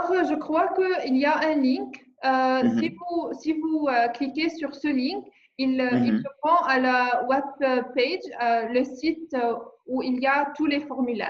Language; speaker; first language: French; non-native, learner; English